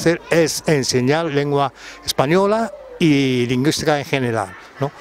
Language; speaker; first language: Spanish; non-native, fluent; Japanese